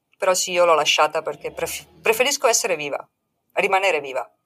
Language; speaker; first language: Italian; native; Italian